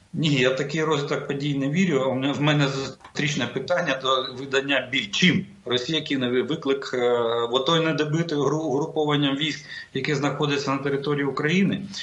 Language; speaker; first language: Ukrainian; non-native, local second language; Russian